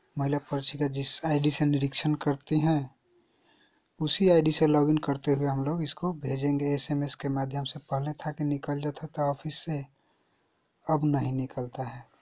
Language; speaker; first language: Hindi; native; Hindi